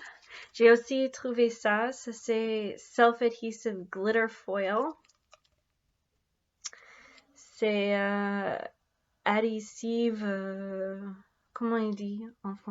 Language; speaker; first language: French; non-native, fluent; English